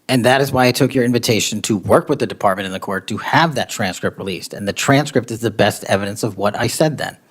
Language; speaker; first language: English; native; English